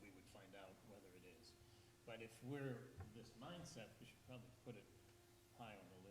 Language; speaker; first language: English; native; English